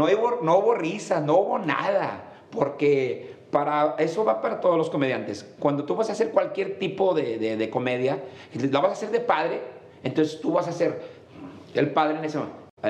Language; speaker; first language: Spanish; native; Spanish